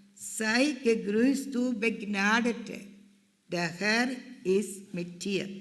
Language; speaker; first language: German; non-native, fluent; Malayalam